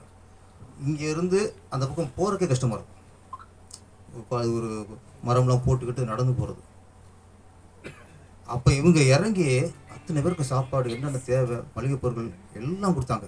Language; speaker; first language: Tamil; native; Tamil